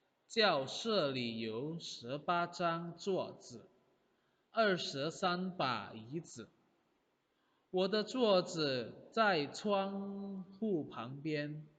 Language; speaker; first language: Chinese; non-native, fluent; Indonesian